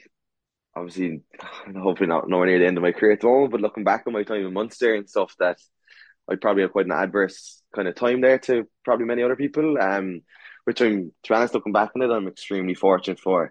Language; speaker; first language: English; native; English